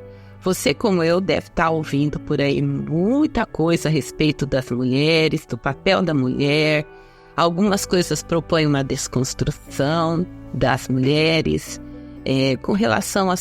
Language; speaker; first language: Portuguese; native; Portuguese